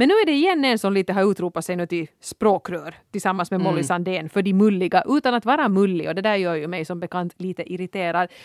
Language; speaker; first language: Swedish; native; Swedish